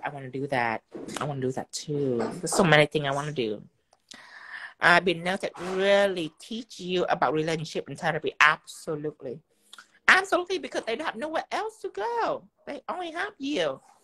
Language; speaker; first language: English; non-native, fluent; Vietnamese